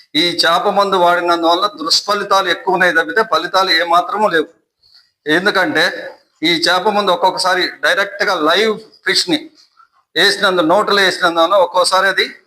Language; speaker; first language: Telugu; native; Telugu